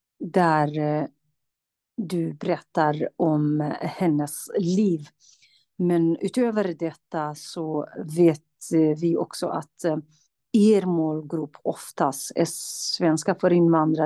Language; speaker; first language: Swedish; non-native, fluent; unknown